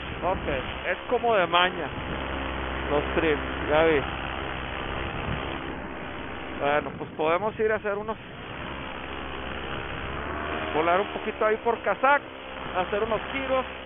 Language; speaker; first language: Spanish; native; Spanish